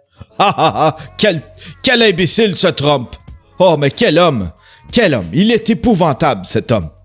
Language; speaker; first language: French; native; French